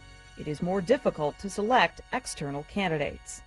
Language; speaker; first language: English; native; English